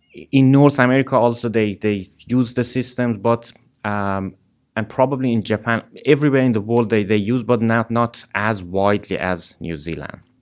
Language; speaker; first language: English; non-native, fluent; Persian